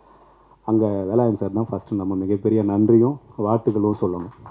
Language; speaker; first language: Tamil; native; Tamil